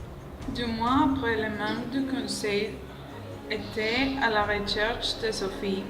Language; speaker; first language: French; non-native, learner; Spanish